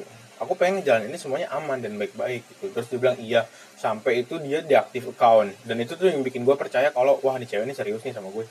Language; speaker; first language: Indonesian; native; Indonesian